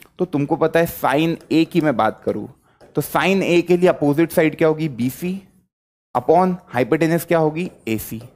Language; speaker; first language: Hindi; native; Hindi